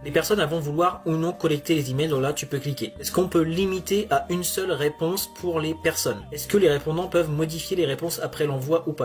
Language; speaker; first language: French; native; French